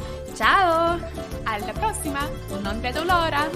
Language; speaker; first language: Italian; non-native, learner; English